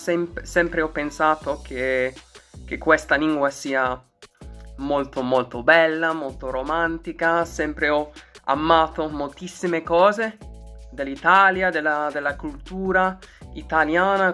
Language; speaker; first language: Italian; non-native, learner; English